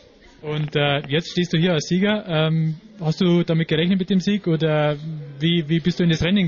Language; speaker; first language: German; native; German